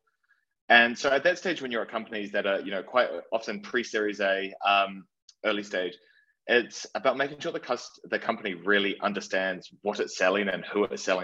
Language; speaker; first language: English; native; English